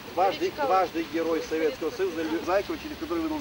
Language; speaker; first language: Russian; native; Russian